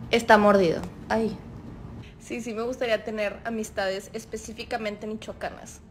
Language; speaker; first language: Spanish; native; Spanish